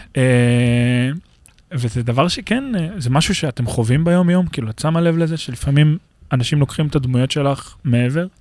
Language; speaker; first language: Hebrew; early bilingual, other home language; Russian